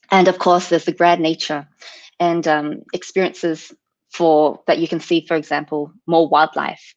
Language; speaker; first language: English; native; English